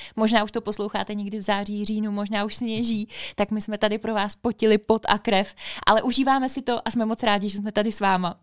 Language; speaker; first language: Czech; native; Czech